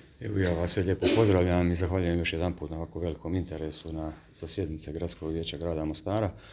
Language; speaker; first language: Bosnian; native; Bosnian